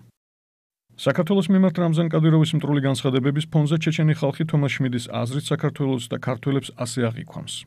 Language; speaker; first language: Georgian; native; Georgian